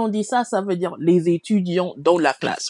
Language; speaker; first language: French; non-native, fluent; English